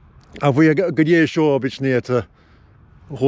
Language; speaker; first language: Russian; non-native, learner; English